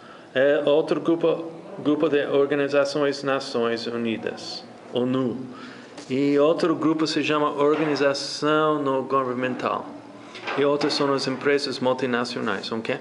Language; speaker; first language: Portuguese; non-native, fluent; English